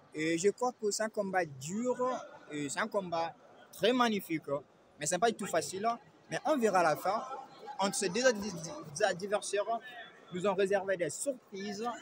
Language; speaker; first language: French; non-native, local second language; Lingala